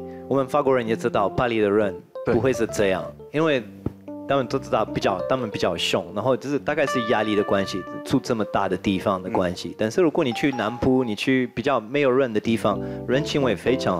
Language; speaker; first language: Chinese; non-native, fluent; French